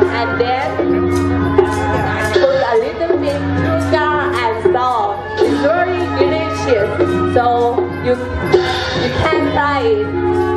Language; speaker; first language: English; non-native, learner; Thai